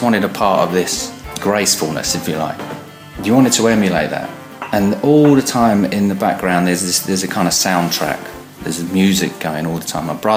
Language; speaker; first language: English; native; English